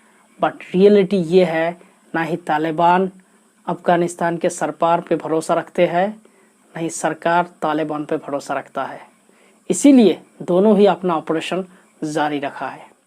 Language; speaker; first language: Hindi; non-native, local second language; Assamese